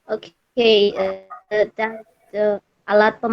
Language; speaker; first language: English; non-native, learner; Indonesian